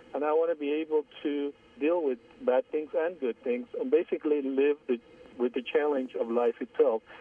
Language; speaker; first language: English; non-native, fluent; Armenian